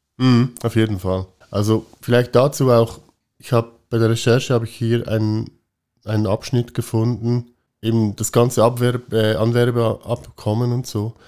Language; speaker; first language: German; native; German